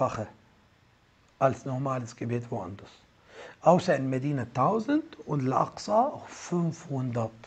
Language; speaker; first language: German; non-native, fluent; Arabic